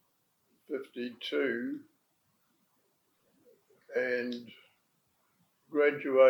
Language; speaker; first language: English; native; English